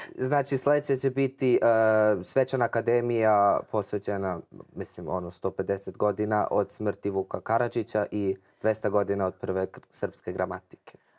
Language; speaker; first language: Bosnian; non-native, fluent; German